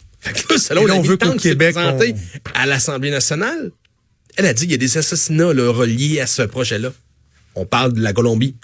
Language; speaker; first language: French; native; French